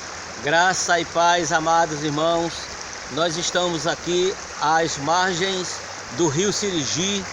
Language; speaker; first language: Portuguese; native; Portuguese